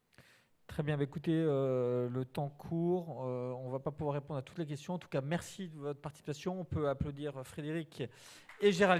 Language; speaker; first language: French; native; French